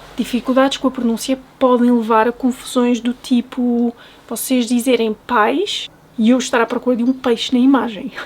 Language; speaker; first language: Portuguese; native; Portuguese